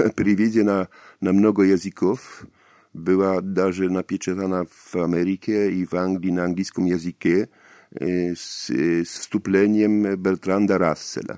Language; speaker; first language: Russian; non-native, fluent; Polish